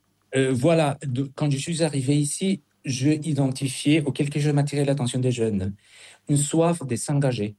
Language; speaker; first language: French; non-native, fluent; Spanish